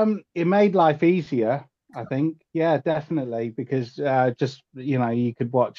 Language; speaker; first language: English; native; English